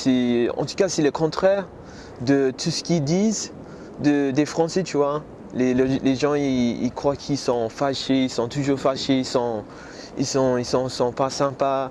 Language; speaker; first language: French; non-native, learner; English